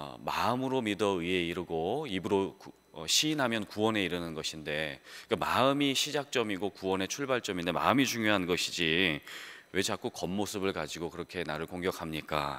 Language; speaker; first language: Korean; native; Korean